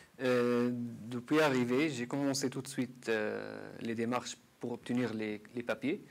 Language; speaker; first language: French; non-native, learner; Arabic